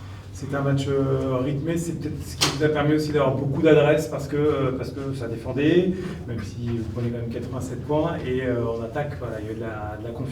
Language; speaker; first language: French; native; French